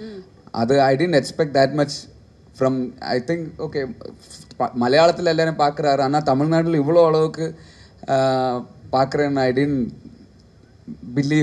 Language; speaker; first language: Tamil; non-native, learner; Malayalam